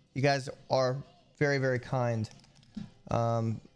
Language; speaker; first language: English; native; English